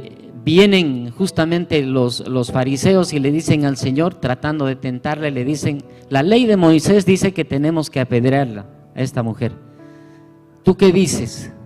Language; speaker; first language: Spanish; native; Spanish